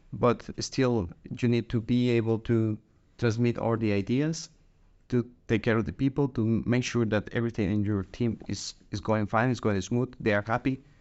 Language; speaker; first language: English; non-native, fluent; Spanish